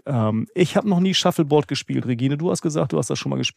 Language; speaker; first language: German; native; German